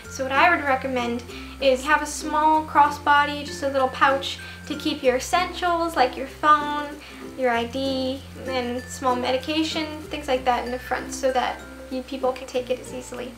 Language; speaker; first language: English; native; English